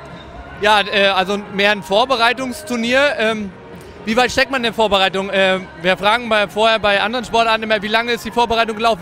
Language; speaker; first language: German; native; German